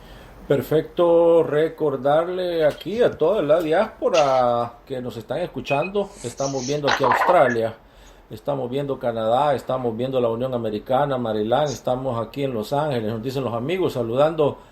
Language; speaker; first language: Spanish; native; Spanish